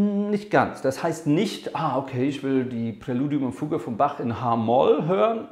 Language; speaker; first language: German; non-native, fluent; English